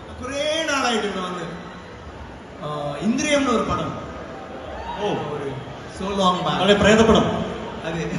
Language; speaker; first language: Malayalam; non-native, learner; Tamil